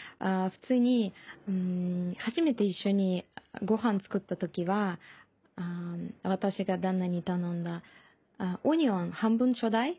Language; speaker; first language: Japanese; non-native, learner; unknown